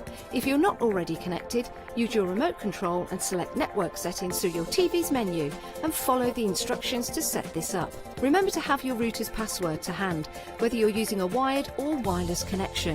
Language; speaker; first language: English; native; English